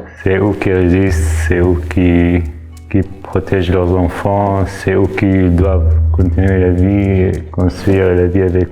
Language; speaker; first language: French; non-native, fluent; Arabic